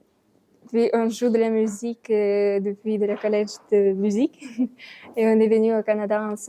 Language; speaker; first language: French; non-native, learner; Ukrainian